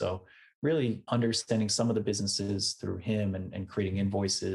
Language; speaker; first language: English; native; English